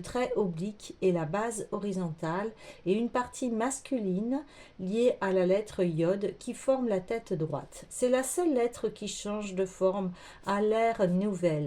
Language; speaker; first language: French; native; French